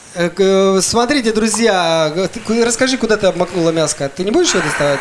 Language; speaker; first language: Russian; native; Russian